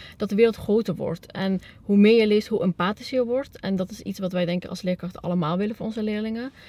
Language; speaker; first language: Dutch; early bilingual, other home language; Spanish